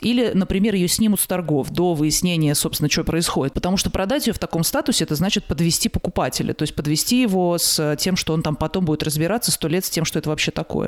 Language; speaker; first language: Russian; native; Russian